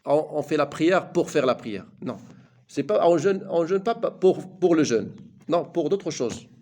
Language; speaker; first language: French; non-native, local second language; Arabic